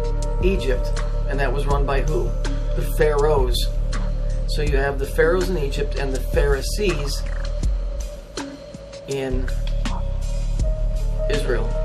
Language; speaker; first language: English; native; English